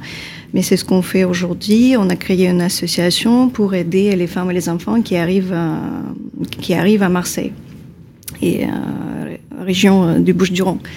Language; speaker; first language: French; non-native, fluent; Ukrainian